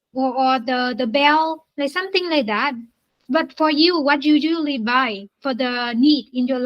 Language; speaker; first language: English; non-native, learner; Vietnamese